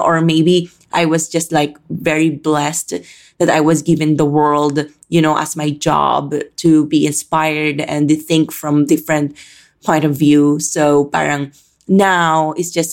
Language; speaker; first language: English; non-native, local second language; Filipino